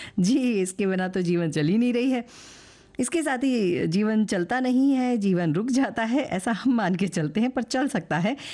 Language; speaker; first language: Hindi; native; Hindi